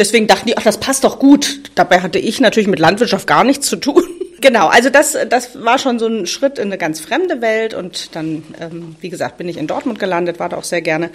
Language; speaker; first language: German; native; German